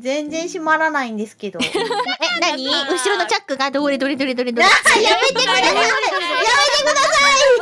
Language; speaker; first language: Japanese; native; Japanese